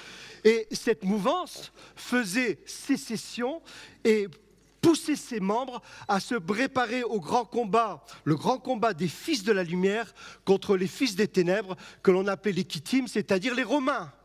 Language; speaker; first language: French; native; French